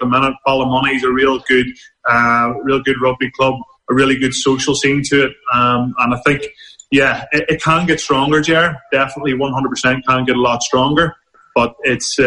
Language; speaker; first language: English; native; English